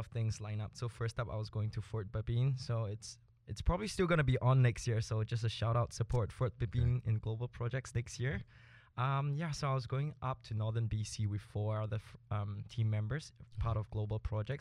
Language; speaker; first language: English; early bilingual, other home language; Spanish